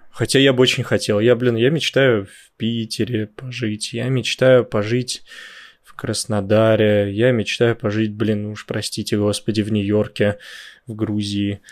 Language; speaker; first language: Russian; native; Russian